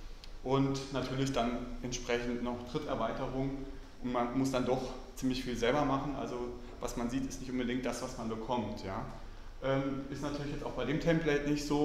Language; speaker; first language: German; native; German